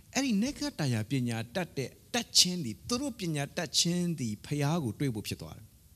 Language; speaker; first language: Burmese; non-native, local second language; Hakha Chin